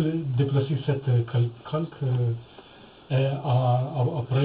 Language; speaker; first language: French; non-native, learner; Russian